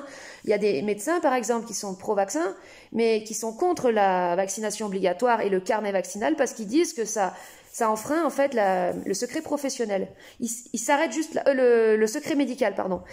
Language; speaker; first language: French; native; French